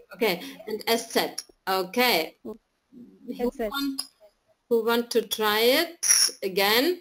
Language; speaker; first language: English; non-native, fluent; German